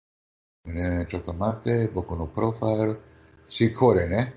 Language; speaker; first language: Japanese; non-native, learner; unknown